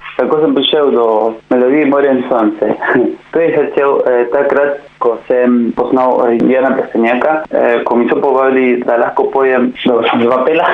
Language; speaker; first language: Slovenian; non-native, learner; Spanish